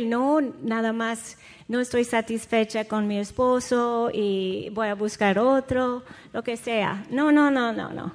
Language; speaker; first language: Spanish; non-native, fluent; English